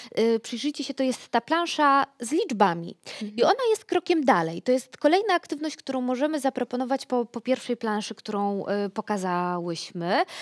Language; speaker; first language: Polish; native; Polish